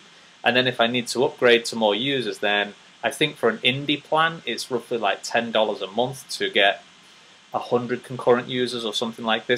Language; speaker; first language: English; native; English